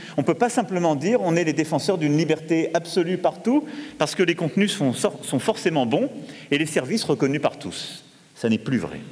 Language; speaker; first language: French; native; French